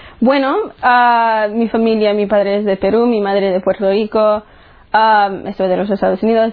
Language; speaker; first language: Spanish; early bilingual, heritage; English